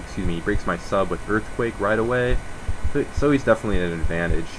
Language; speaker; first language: English; native; English